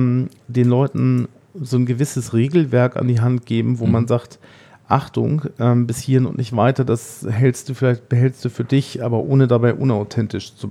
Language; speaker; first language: German; native; German